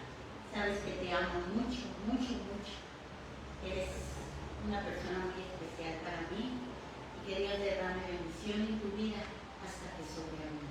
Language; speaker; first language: Spanish; native; Spanish